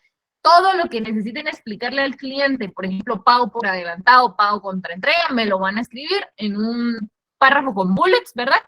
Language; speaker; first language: Spanish; native; Spanish